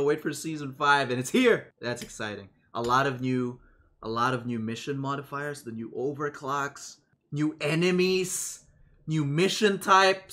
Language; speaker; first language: English; native; English